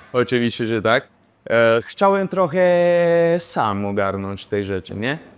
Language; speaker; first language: Polish; non-native, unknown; Italian